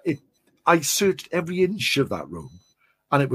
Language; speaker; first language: English; native; English